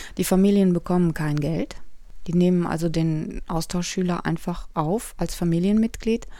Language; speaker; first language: German; native; German